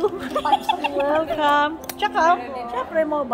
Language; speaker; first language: Filipino; native; Filipino